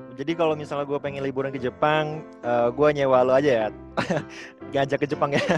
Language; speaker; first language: Indonesian; native; Indonesian